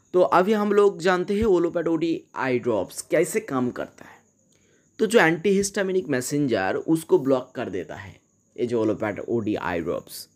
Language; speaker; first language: Hindi; non-native, local second language; Bangla